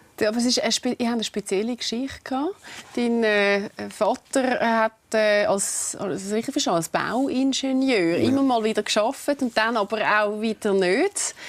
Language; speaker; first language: German; native; German